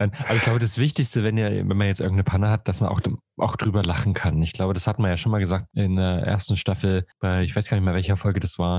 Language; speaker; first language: German; native; German